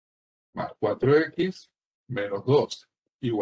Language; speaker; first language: Spanish; native; Spanish